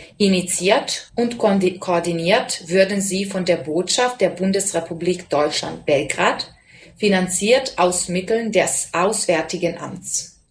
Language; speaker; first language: German; non-native, fluent; Serbian